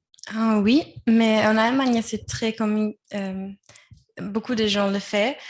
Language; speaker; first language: French; non-native, learner; German